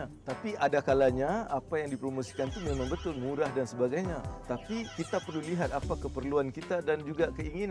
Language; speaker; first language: Malay; native; Malay